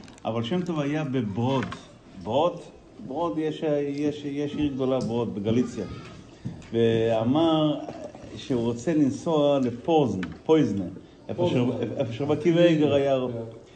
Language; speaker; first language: Hebrew; non-native, fluent; Yiddish